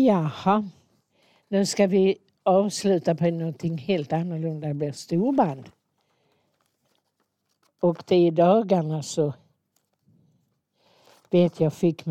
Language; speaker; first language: Swedish; native; Swedish